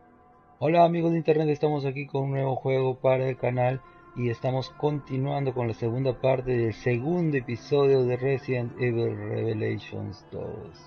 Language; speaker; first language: Spanish; non-native, fluent; Portuguese